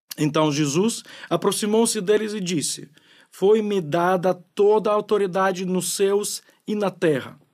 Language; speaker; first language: Portuguese; non-native, fluent; Ukrainian